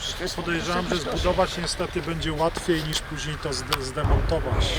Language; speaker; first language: Polish; native; Polish